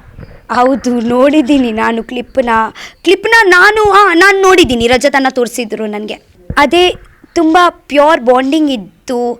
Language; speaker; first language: Kannada; non-native, learner; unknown